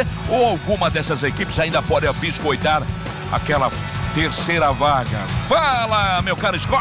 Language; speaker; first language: Portuguese; native; Portuguese